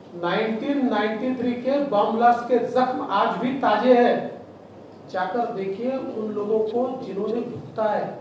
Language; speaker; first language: Hindi; non-native, local second language; Marathi